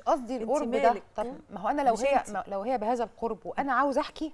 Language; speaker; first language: Arabic; native; Arabic